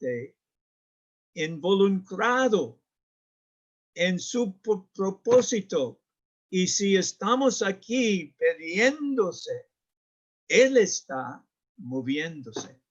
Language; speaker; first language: Spanish; non-native, learner; English